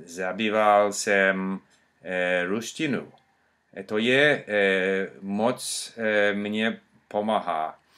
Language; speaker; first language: Czech; non-native, learner; English